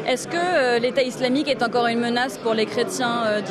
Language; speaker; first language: French; native; French